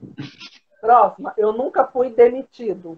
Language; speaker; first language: Portuguese; native; Portuguese